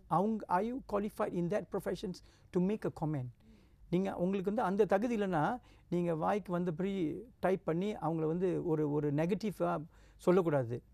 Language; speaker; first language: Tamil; native; Tamil